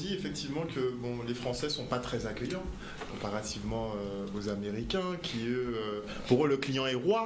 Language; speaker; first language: French; native; French